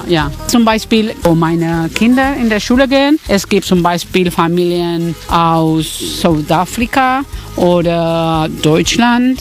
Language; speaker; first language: German; non-native, learner; Catalan